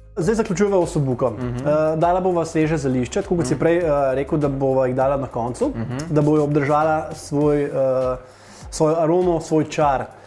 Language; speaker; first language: Slovenian; native; Slovenian